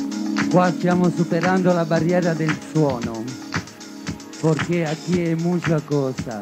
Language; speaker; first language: Italian; non-native, fluent; Spanish